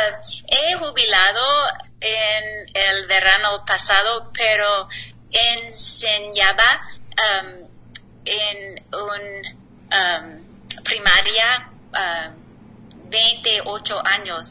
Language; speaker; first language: Spanish; non-native, learner; English